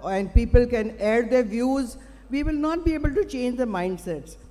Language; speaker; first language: English; non-native, local second language; Urdu